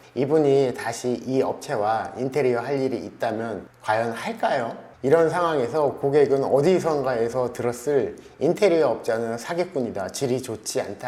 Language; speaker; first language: Korean; native; Korean